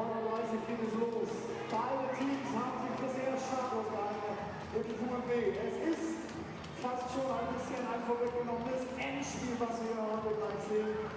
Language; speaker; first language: German; native; German